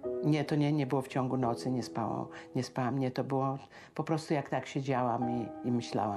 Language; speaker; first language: Polish; native; Polish